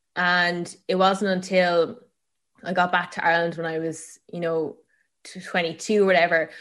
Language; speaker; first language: English; native; English